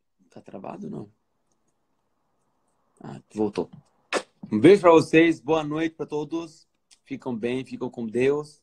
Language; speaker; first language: Portuguese; native; Portuguese